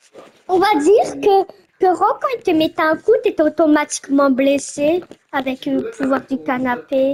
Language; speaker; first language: French; native; French